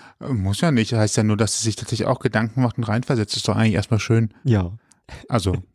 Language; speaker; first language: German; native; German